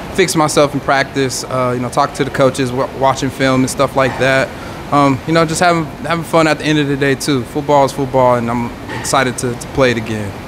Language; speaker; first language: English; native; English